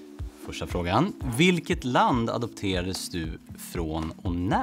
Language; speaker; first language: Swedish; native; Swedish